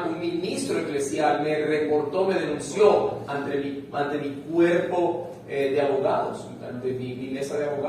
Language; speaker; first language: Spanish; native; Spanish